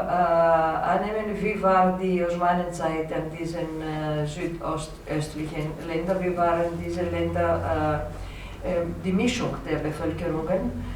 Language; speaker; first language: German; non-native, fluent; Greek